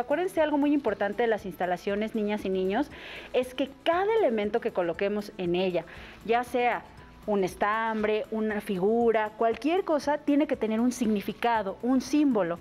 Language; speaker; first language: Spanish; native; Spanish